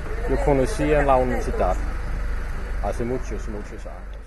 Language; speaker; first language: Spanish; non-native, learner; Danish